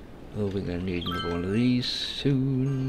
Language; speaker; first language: English; native; English